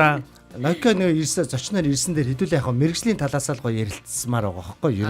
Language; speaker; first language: Mongolian; native; Mongolian